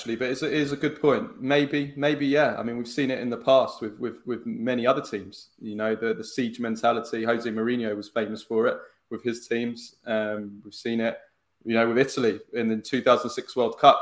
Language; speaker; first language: English; native; English